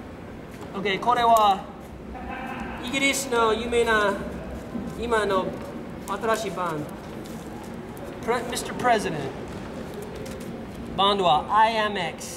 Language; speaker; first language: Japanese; non-native, learner; English